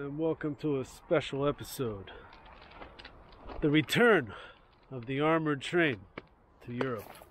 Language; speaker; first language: English; native; English